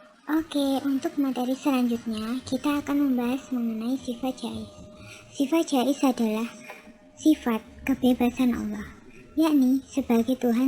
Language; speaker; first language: Indonesian; native; Indonesian